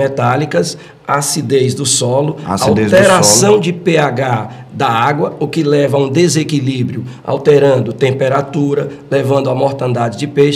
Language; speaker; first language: Portuguese; native; Portuguese